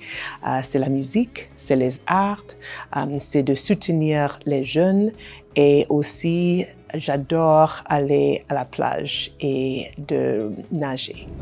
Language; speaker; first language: French; non-native, fluent; English